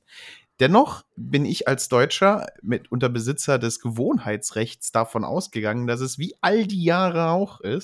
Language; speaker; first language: German; native; German